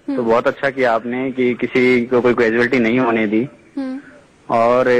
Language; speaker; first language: Hindi; native; Hindi